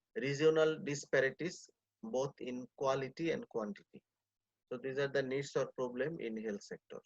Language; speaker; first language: English; non-native, local second language; Bangla